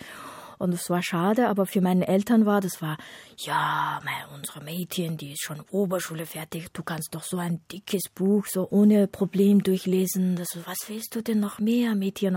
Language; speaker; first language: German; non-native, fluent; Mongolian